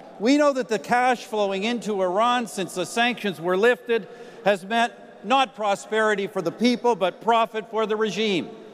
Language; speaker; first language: English; native; English